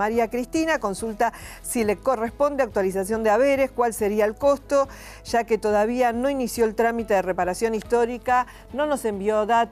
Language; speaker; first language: Spanish; native; Spanish